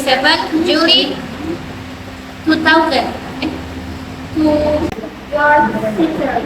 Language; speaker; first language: English; non-native, learner; Indonesian